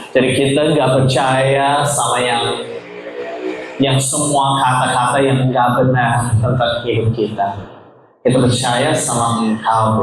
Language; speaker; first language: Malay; non-native, learner; English